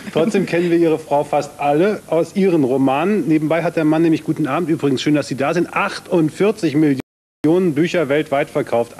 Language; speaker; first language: German; native; German